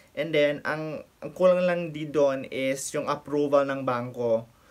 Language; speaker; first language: Filipino; native; Filipino